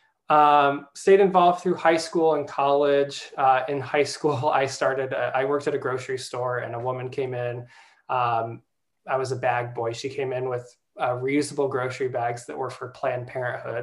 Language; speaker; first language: English; native; English